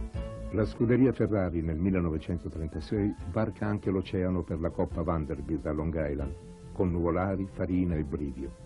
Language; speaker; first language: Italian; native; Italian